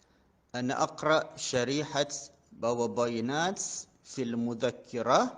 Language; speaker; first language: Arabic; non-native, fluent; Malay